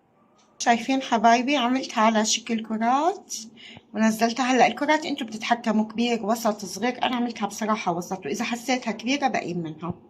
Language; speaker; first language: Arabic; native; Arabic